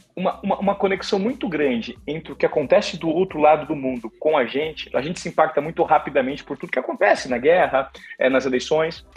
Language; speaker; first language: Portuguese; native; Portuguese